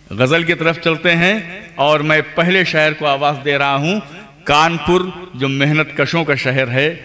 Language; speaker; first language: Urdu; native; Urdu